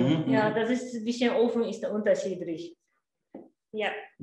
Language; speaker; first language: German; non-native, learner; Japanese